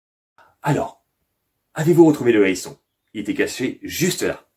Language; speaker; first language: French; native; French